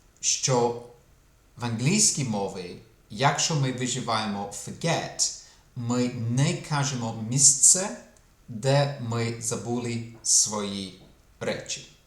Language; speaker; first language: Ukrainian; non-native, fluent; English